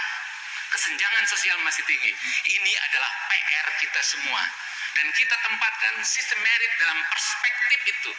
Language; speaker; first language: Indonesian; non-native, local second language; Sundanese